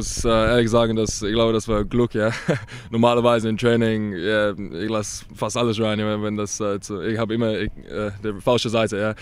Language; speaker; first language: German; non-native, learner; English